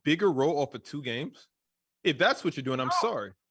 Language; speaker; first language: English; native; English